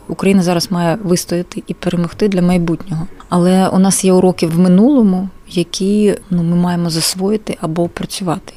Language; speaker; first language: Ukrainian; non-native, local second language; Russian